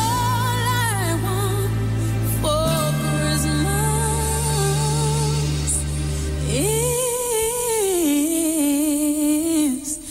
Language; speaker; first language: English; native; English